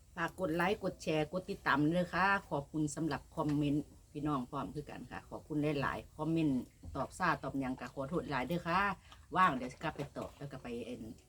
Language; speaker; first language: Thai; native; Thai